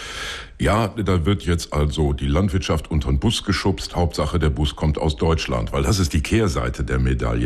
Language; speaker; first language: German; native; German